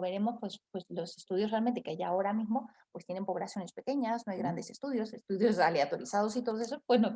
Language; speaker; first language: Spanish; native; Spanish